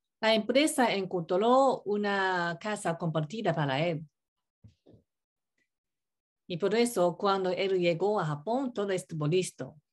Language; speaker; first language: Spanish; non-native, learner; Japanese